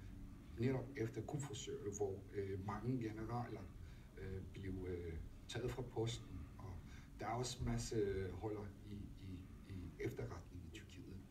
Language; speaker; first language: Danish; non-native, fluent; Turkish